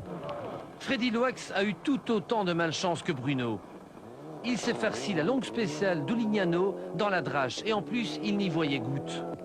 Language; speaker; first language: French; native; French